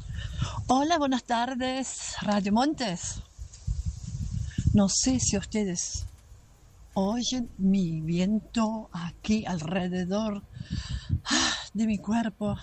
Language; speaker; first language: Spanish; non-native, fluent; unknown